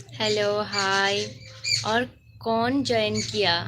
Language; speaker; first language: Hindi; non-native, local second language; Bangla